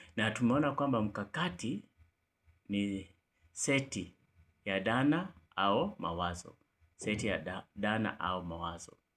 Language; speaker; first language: Swahili; non-native, local second language; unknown